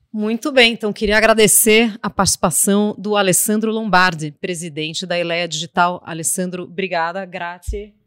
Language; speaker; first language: Portuguese; native; Portuguese